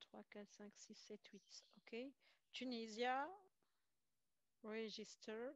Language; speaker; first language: English; non-native, fluent; Arabic